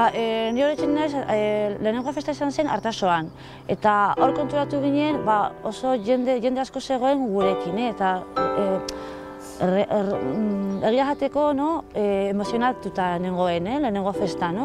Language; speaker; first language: Basque; non-native, local second language; Spanish